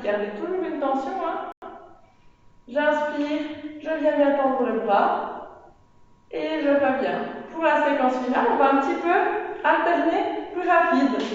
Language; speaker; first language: French; native; French